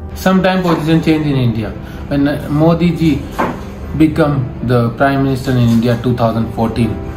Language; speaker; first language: English; non-native, local second language; Hindi